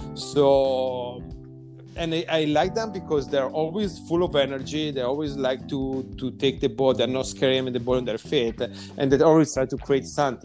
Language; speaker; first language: English; non-native, fluent; Italian